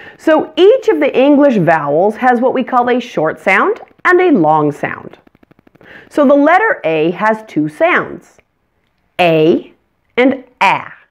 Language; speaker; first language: English; native; English